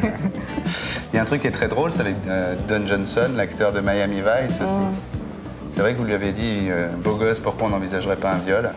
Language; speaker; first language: French; native; French